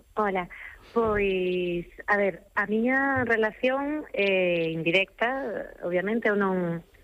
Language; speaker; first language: Galician; non-native, local second language; Spanish